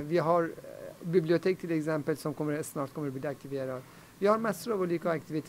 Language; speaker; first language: Swedish; non-native, fluent; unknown